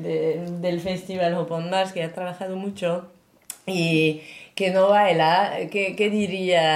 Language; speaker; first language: Spanish; non-native, learner; French